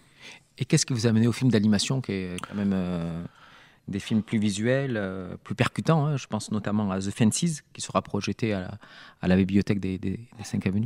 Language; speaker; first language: French; native; French